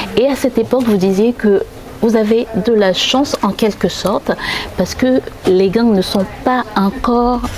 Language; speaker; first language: French; non-native, local second language; Haitian Creole